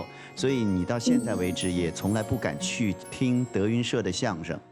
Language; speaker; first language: Chinese; native; Chinese